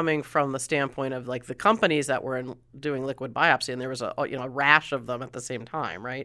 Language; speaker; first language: English; native; English